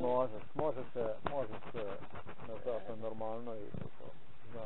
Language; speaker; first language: Polish; non-native, learner; Ukrainian